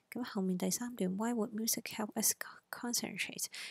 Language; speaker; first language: English; non-native, local second language; Cantonese